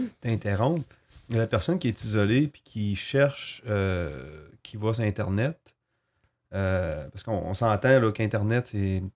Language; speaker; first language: French; native; French